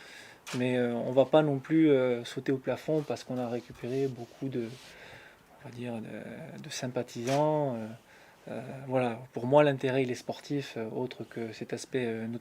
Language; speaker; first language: French; native; French